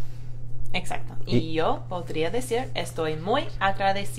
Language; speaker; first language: Spanish; non-native, fluent; English